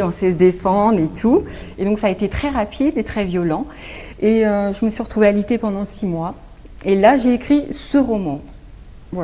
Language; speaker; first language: French; native; French